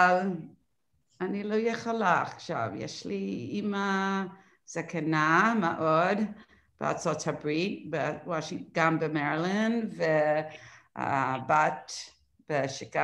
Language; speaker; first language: Hebrew; non-native, learner; English